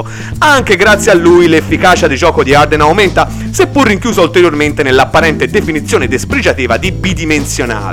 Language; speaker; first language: Italian; native; Italian